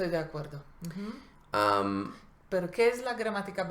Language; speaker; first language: Spanish; non-native, fluent; Slovak